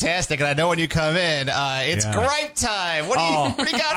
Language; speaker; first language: English; native; English